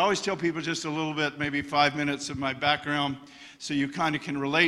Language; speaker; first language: English; native; English